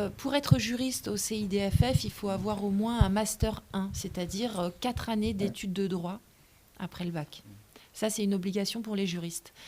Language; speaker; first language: French; native; French